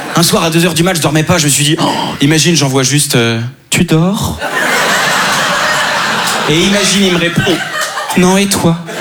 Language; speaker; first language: French; native; French